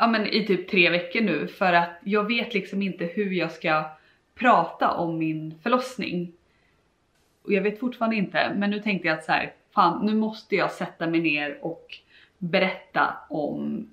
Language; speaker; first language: Swedish; native; Swedish